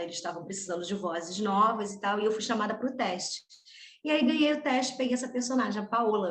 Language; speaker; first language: Portuguese; native; Portuguese